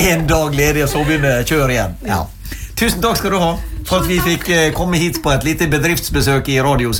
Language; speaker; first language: Norwegian; native; Norwegian